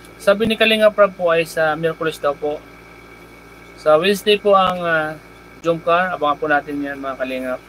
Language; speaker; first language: Filipino; native; Filipino